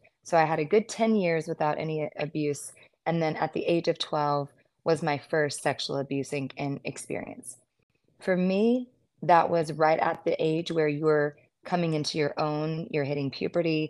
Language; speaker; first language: English; native; English